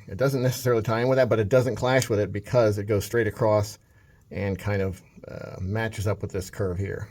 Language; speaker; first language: English; native; English